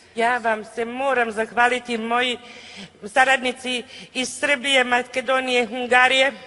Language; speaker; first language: Serbian; native; Serbian